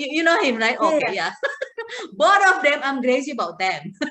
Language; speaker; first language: English; non-native, fluent; Indonesian